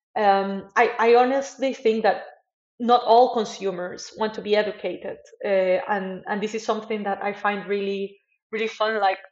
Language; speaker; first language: English; non-native, fluent; Spanish